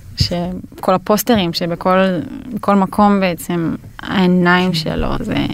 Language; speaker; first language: Hebrew; native; Hebrew